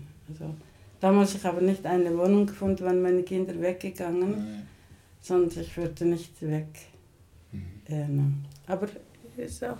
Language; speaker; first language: German; non-native, learner; Somali